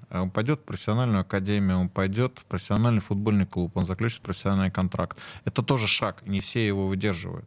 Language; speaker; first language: Russian; native; Russian